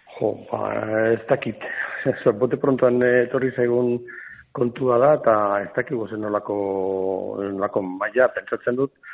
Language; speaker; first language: Basque; non-native, local second language; Spanish